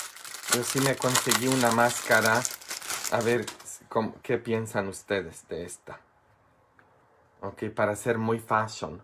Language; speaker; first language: Spanish; non-native, fluent; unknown